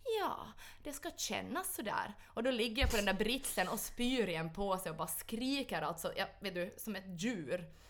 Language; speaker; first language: Swedish; native; Swedish